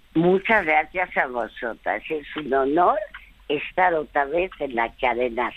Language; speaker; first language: Spanish; early bilingual, other home language; French